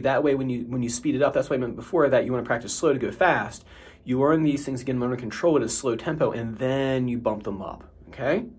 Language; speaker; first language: English; native; English